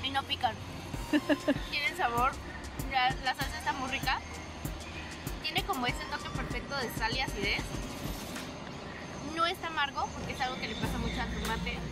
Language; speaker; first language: Spanish; native; Spanish